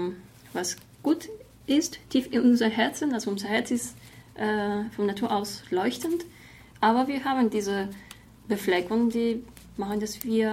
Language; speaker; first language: German; non-native, fluent; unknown